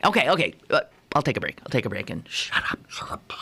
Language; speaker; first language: English; native; English